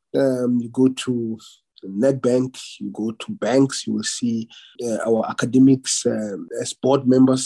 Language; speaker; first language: English; non-native, local second language; Venda